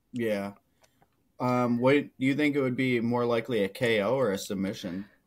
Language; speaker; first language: English; native; English